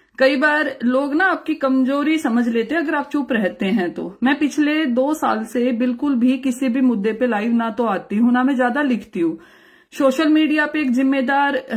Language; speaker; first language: Hindi; native; Hindi